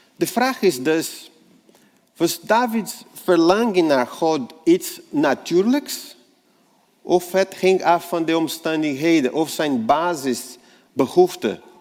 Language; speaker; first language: Dutch; non-native, fluent; Portuguese